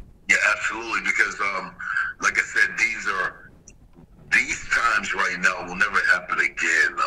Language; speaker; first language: English; native; English